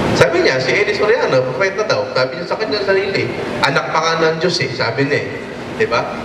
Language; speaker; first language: Filipino; non-native, local second language; Waray